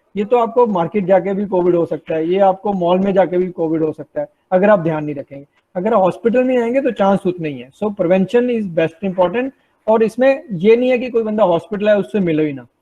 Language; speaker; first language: Hindi; non-native, local second language; Punjabi